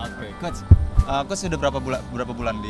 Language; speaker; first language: Indonesian; native; Indonesian